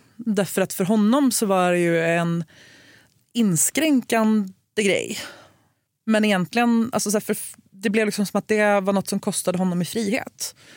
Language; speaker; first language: Swedish; native; Swedish